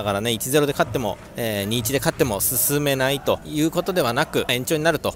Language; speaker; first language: Japanese; native; Japanese